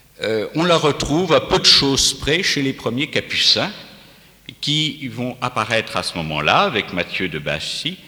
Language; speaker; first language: French; native; French